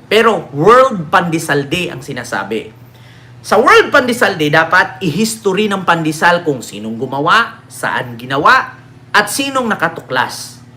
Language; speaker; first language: Filipino; non-native, local second language; Cebuano